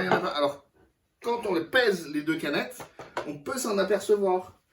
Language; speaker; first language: French; native; French